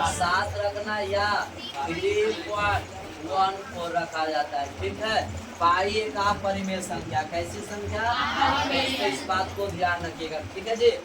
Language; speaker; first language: Hindi; native; Hindi